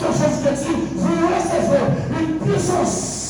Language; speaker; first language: French; non-native, local second language; Haitian Creole